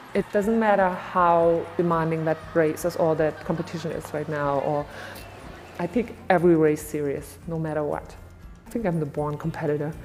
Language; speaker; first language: English; non-native, fluent; German